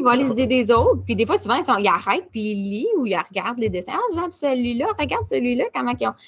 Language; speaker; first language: French; native; French